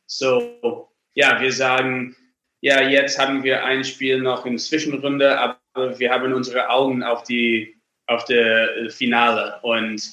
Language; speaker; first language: German; non-native, learner; English